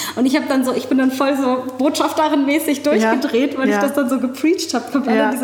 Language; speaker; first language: German; native; German